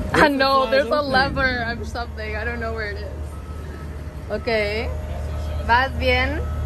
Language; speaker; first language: English; early bilingual, other home language; Spanish